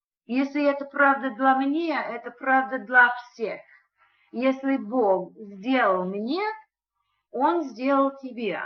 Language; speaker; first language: Russian; non-native, learner; English